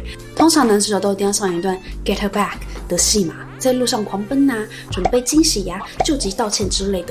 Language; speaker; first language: Chinese; native; Chinese